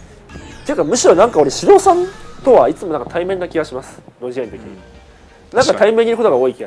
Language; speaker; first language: Japanese; native; Japanese